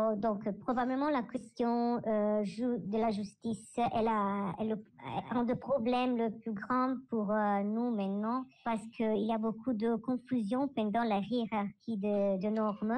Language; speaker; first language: French; non-native, learner; Italian